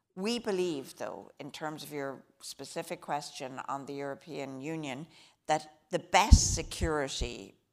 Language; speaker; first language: English; native; English